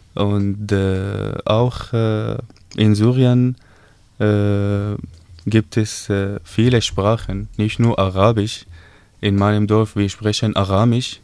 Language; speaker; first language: German; non-native, learner; Arabic